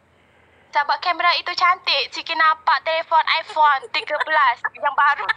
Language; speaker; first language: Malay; non-native, learner; Vietnamese